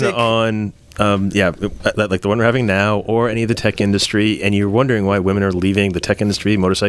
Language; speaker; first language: English; native; English